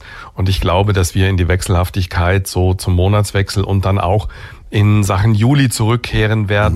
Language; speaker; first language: German; native; German